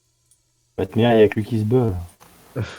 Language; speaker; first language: French; native; French